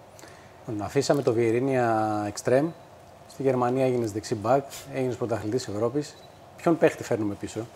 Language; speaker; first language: Greek; native; Greek